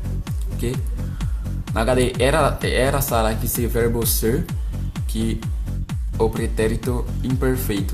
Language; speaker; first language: Portuguese; non-native, learner; Haitian Creole